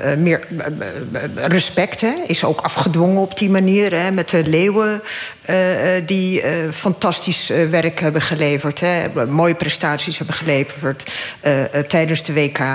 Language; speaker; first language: Dutch; early bilingual, other home language; Arabic